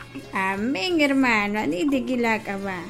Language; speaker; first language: Spanish; non-native, local second language; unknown